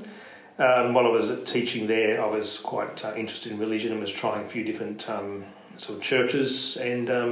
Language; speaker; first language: English; native; English